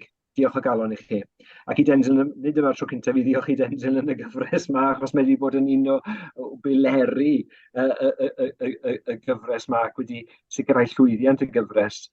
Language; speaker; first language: Welsh; native; Welsh